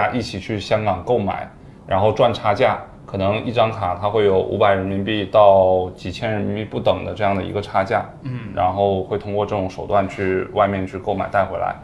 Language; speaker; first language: Chinese; native; Chinese